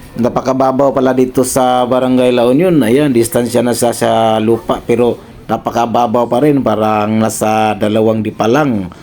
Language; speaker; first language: Filipino; non-native, local second language; Cebuano